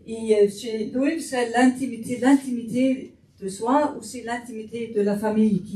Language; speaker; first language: French; non-native, fluent; Faroese